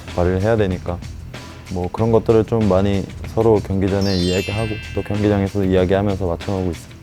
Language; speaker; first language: Korean; native; Korean